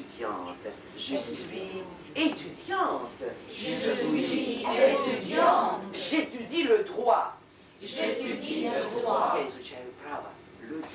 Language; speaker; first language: French; non-native, learner; Russian